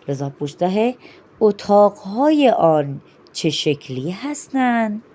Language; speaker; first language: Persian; non-native, fluent; Urdu